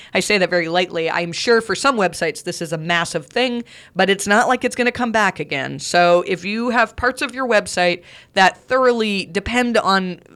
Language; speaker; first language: English; native; English